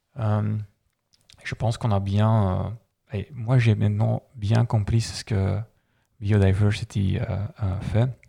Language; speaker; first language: French; non-native, local second language; Dutch